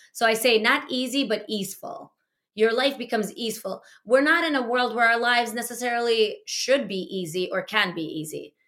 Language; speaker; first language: English; early bilingual, other home language; Russian